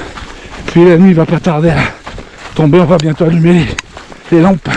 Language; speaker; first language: French; native; French